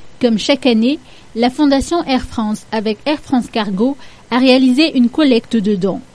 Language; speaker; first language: French; non-native, local second language; Malagasy